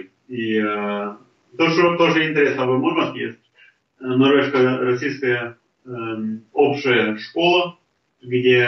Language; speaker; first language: Russian; non-native, fluent; Norwegian